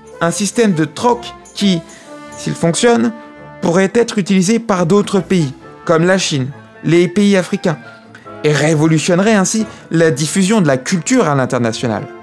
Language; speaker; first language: French; native; French